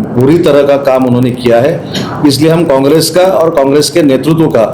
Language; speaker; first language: Hindi; non-native, local second language; Marathi